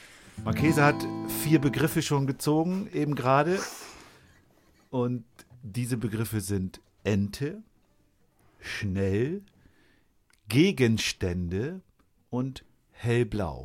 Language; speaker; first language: German; native; German